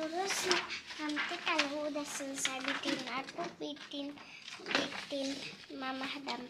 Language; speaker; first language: Indonesian; early bilingual, heritage; Indonesian